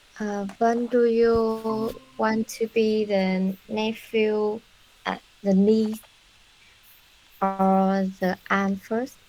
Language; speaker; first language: English; non-native, learner; Vietnamese